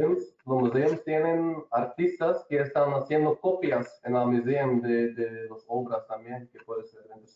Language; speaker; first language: Spanish; non-native, learner; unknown